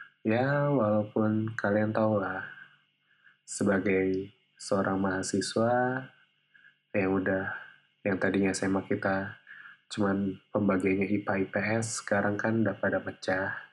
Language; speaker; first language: Indonesian; native; Indonesian